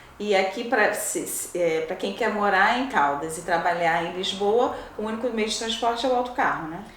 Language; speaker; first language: Portuguese; native; Portuguese